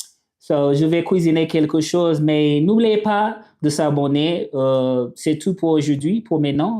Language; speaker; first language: French; non-native, learner; English